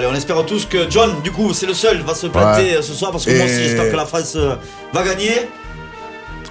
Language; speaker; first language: French; native; French